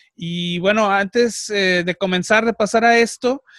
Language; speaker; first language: Spanish; native; Spanish